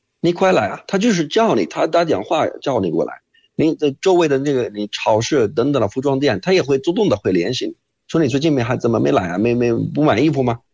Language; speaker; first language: Chinese; non-native, fluent; Arabic